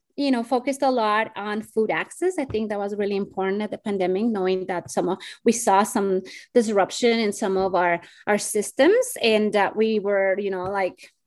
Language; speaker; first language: English; non-native, fluent; Spanish